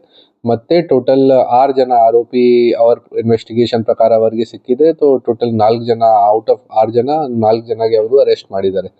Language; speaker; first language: Kannada; non-native, fluent; Hindi